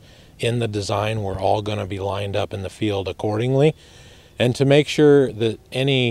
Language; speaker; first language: English; native; English